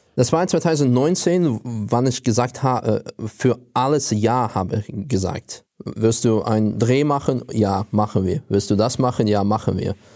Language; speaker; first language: German; non-native, fluent; Russian